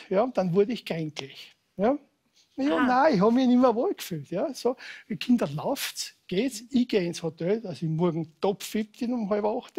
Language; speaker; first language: German; native; German